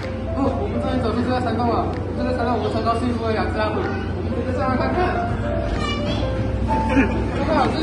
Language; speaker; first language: Chinese; native; Chinese